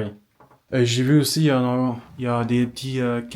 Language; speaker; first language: French; non-native, fluent; English